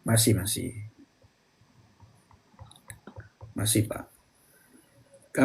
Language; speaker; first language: Indonesian; native; Indonesian